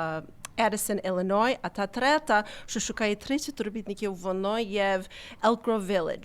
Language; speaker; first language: Ukrainian; early bilingual, heritage; Ukrainian